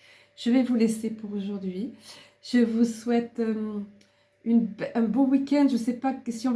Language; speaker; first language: French; native; French